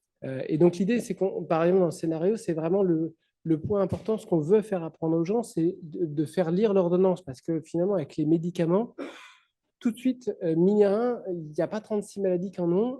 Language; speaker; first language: French; native; French